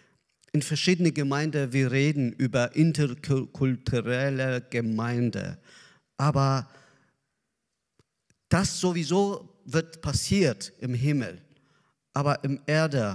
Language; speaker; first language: German; non-native, learner; Azerbaijani